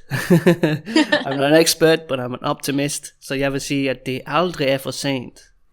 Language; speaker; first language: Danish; non-native, fluent; English